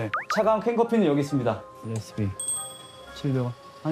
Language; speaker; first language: Korean; native; Korean